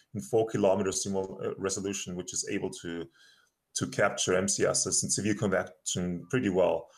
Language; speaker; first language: English; non-native, fluent; German